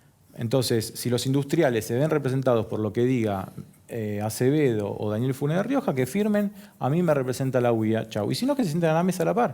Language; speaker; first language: Spanish; native; Spanish